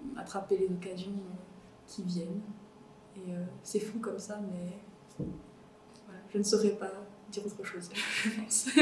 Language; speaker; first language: French; non-native, local second language; Malagasy